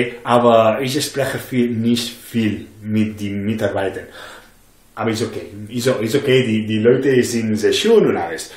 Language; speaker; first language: German; non-native, learner; English